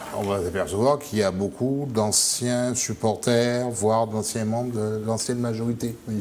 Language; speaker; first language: French; native; French